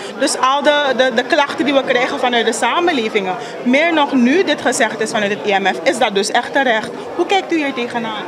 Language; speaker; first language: Dutch; native; Dutch